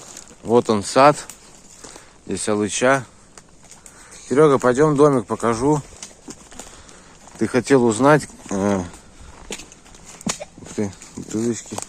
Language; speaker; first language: Russian; native; Russian